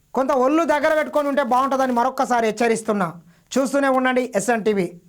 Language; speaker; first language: Telugu; native; Telugu